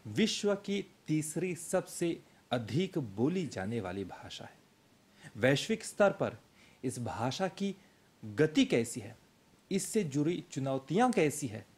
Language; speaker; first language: Hindi; early bilingual, heritage; Hindi